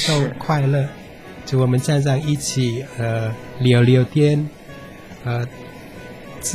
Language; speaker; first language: Chinese; non-native, fluent; Indonesian